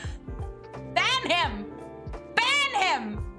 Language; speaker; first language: English; native; English